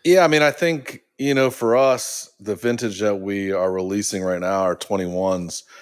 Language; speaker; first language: English; native; English